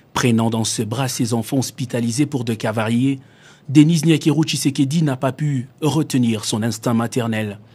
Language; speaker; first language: French; non-native, local second language; Lingala